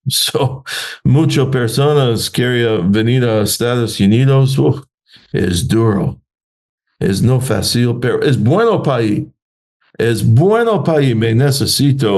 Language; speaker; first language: Spanish; non-native, learner; English